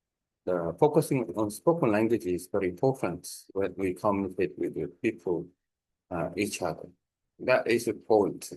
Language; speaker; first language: English; non-native, learner; Korean